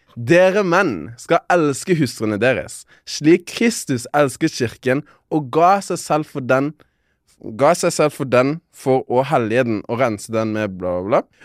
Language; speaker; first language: Norwegian; early bilingual, other home language; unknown